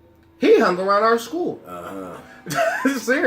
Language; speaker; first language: English; native; English